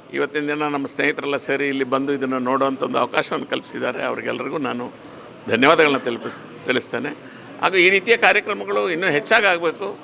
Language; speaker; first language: Kannada; native; Kannada